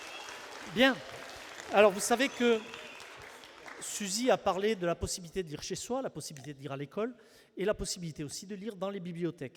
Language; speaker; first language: French; native; French